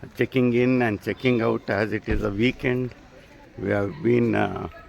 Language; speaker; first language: English; non-native, local second language; Telugu